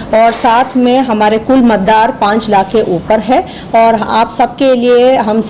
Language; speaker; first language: Hindi; non-native, local second language; Malayalam